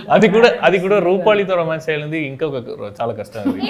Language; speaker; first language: Telugu; non-native, learner; Tamil